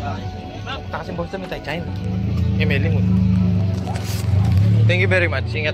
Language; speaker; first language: Filipino; native; Filipino